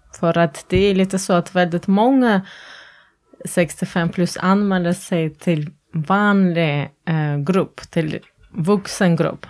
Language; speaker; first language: Swedish; non-native, fluent; Latvian